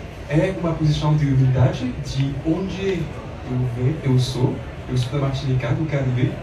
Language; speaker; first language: Portuguese; non-native, learner; French